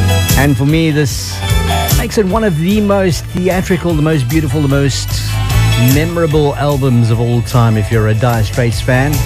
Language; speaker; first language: English; native; English